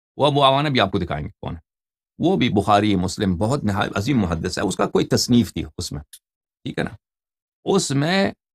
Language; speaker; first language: Urdu; non-native, fluent; Persian